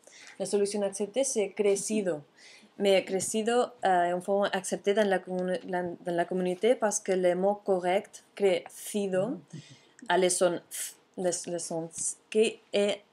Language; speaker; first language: French; non-native, fluent; Catalan